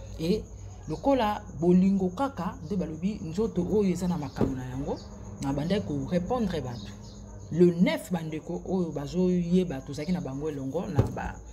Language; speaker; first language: Lingala; non-native, local second language; Kongo